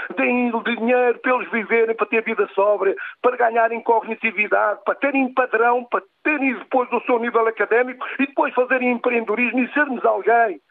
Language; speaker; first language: Portuguese; native; Portuguese